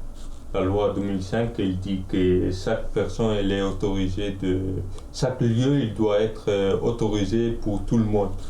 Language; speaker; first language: French; non-native, fluent; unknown